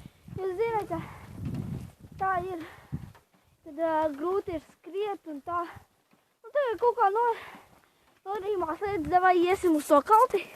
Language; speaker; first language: Latvian; non-native, local second language; Russian